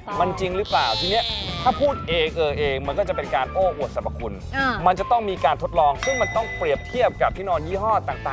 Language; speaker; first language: Thai; native; Thai